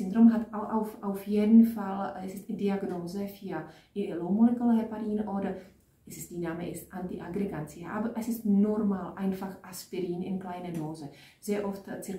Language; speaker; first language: German; non-native, fluent; Czech